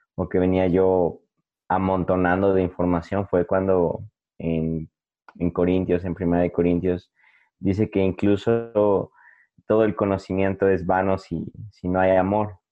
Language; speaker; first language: Spanish; native; Spanish